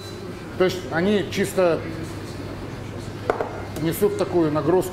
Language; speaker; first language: Russian; native; Russian